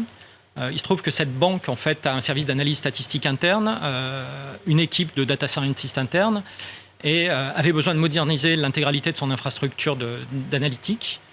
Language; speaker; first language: French; native; French